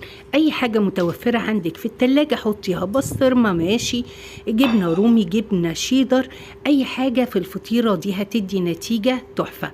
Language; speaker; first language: Arabic; native; Arabic